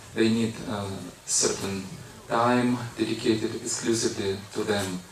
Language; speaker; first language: English; non-native, fluent; Russian